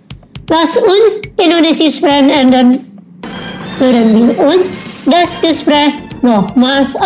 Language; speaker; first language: German; non-native, learner; Indonesian